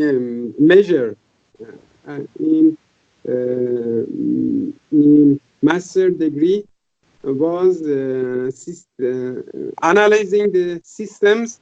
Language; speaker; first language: English; non-native, fluent; Persian